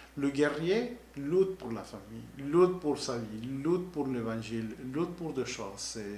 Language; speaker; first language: French; non-native, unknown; Spanish